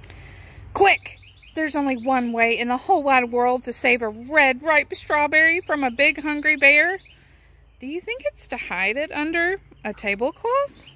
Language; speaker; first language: English; native; English